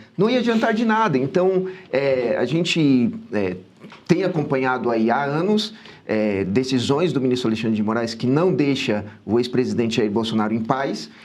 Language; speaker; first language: Portuguese; native; Portuguese